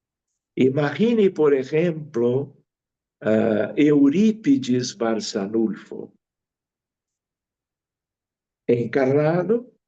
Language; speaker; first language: Spanish; non-native, fluent; Portuguese